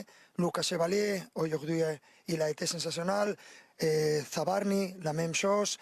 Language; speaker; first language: French; non-native, fluent; Spanish